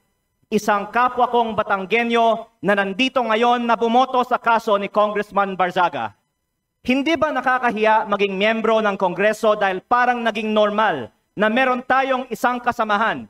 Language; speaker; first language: Filipino; native; Filipino